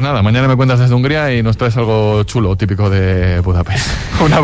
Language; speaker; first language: Spanish; native; Spanish